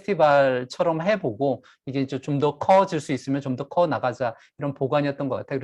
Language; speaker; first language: Korean; native; Korean